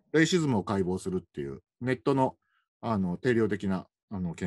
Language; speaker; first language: Japanese; native; Japanese